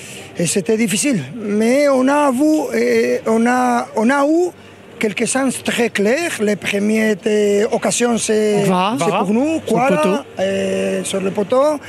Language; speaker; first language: French; non-native, fluent; Spanish